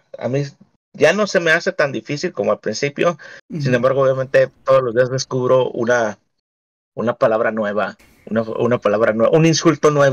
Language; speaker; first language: Spanish; native; Spanish